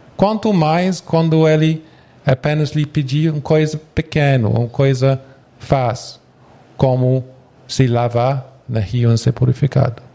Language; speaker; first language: Portuguese; non-native, fluent; English